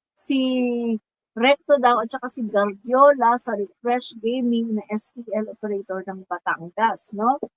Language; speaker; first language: Filipino; non-native, local second language; Cebuano